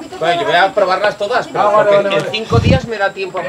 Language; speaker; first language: Spanish; native; Spanish